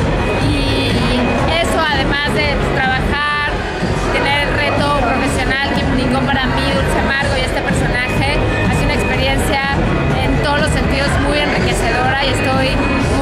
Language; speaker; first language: Spanish; native; Spanish